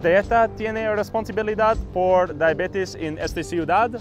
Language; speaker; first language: Spanish; non-native, learner; English